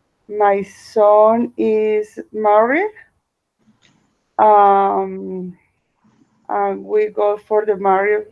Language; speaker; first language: English; non-native, learner; Spanish